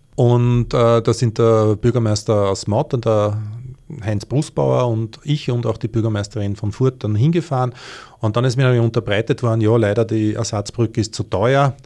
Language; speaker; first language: German; native; German